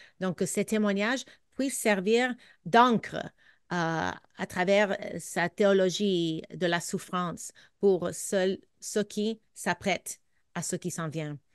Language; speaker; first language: French; non-native, fluent; English